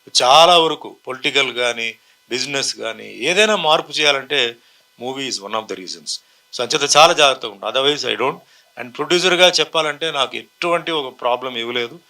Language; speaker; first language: Telugu; native; Telugu